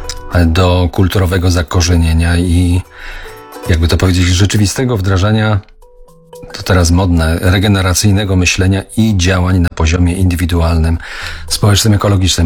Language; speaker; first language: Polish; native; Polish